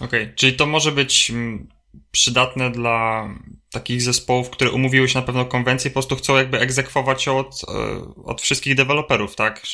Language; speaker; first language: Polish; native; Polish